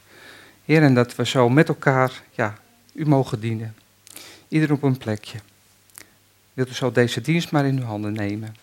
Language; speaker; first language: Dutch; native; Dutch